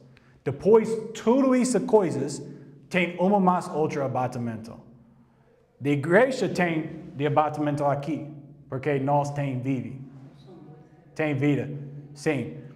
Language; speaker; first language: Portuguese; non-native, learner; English